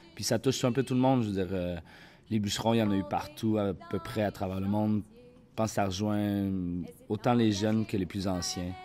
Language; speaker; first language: French; native; French